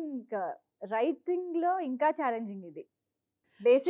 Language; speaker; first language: Telugu; native; Telugu